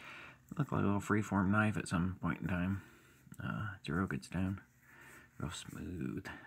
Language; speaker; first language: English; native; English